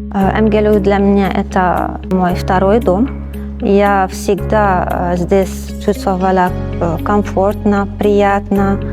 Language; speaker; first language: Russian; non-native, learner; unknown